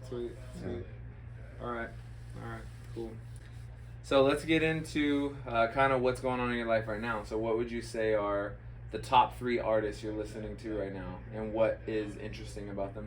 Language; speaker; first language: English; native; English